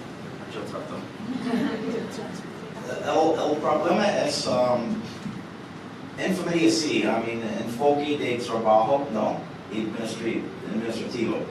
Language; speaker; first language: Spanish; early bilingual, heritage; English